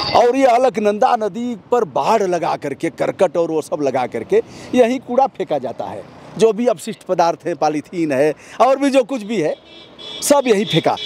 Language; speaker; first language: Hindi; native; Hindi